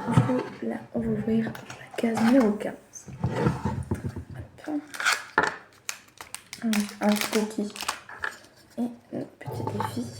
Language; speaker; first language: French; native; French